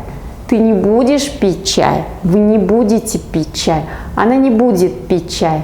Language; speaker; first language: Russian; non-native, local second language; Kazakh